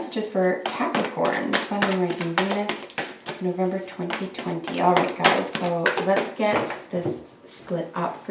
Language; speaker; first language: English; native; English